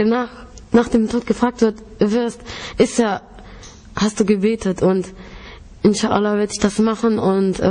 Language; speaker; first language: German; early bilingual, other home language; Greek